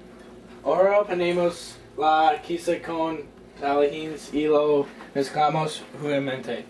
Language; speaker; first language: Spanish; non-native, learner; English